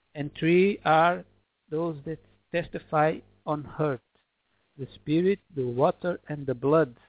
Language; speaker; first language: English; non-native, fluent; Portuguese